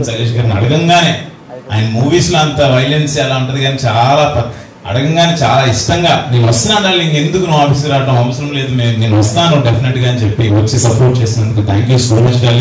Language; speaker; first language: Telugu; native; Telugu